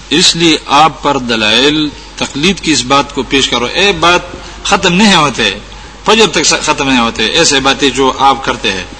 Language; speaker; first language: Urdu; non-native, local second language; Pashto